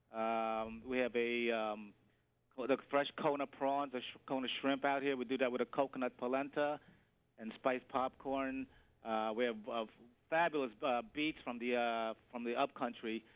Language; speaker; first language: English; native; English